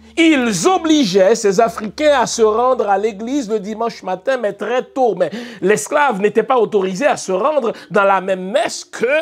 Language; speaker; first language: French; non-native, local second language; Haitian Creole